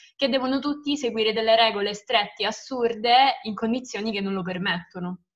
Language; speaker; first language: Italian; native; Italian